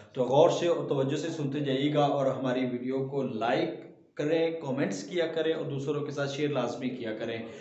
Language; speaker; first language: Urdu; non-native, local second language; Punjabi